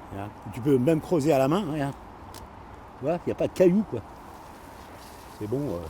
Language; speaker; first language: French; native; French